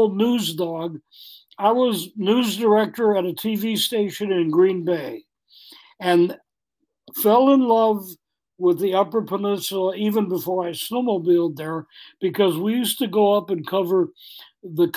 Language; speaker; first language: English; native; English